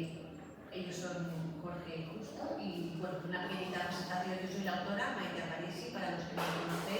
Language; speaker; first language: Spanish; native; Spanish